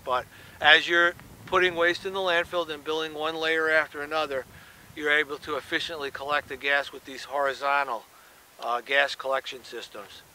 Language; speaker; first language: English; native; English